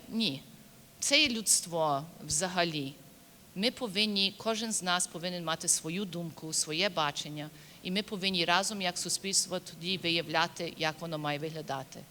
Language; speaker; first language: Ukrainian; early bilingual, heritage; Ukrainian